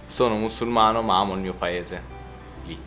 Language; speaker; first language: Italian; early bilingual, other home language; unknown